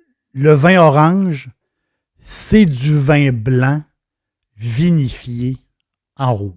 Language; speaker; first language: French; native; French